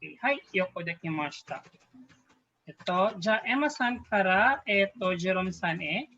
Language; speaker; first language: Japanese; non-native, fluent; Filipino